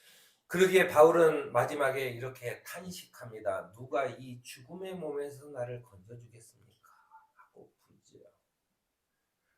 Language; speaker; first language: Korean; native; Korean